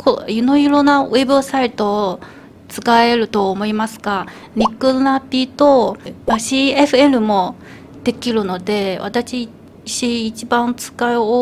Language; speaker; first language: Japanese; non-native, fluent; Chinese